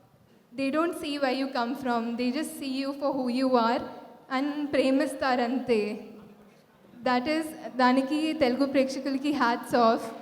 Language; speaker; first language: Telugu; non-native, local second language; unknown